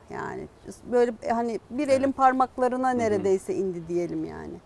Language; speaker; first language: Turkish; non-native, local second language; Kurdish